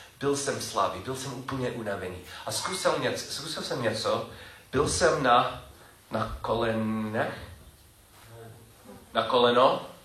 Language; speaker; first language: Czech; non-native, learner; English